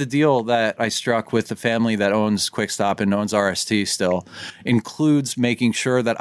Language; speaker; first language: English; native; English